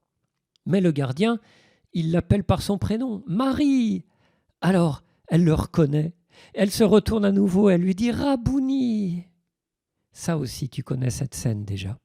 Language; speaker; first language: French; native; French